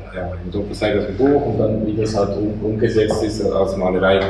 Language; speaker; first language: German; native; German